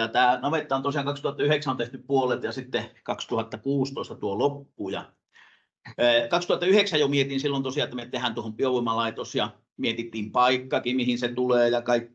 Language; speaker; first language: Finnish; native; Finnish